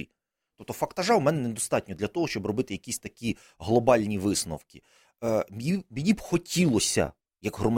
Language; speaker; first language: Ukrainian; native; Ukrainian